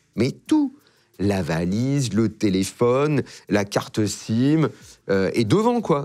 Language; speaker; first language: French; native; French